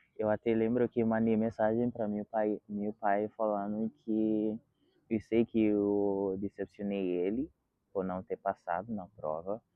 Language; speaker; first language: Portuguese; non-native, fluent; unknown